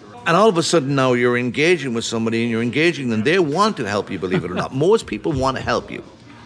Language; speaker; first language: English; native; English